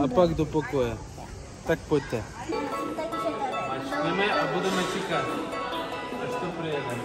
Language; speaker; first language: Czech; non-native, fluent; Russian